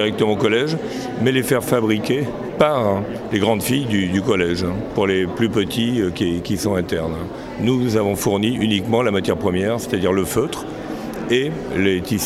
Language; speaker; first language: French; native; French